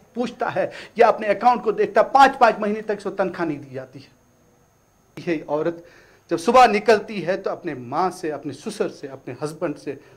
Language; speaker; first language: Hindi; non-native, local second language; Kashmiri